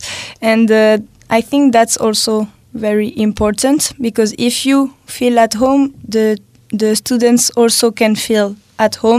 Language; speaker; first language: English; non-native, fluent; French